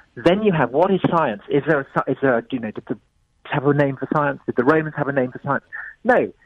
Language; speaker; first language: English; native; English